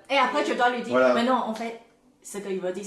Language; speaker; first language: French; non-native, fluent; Chinese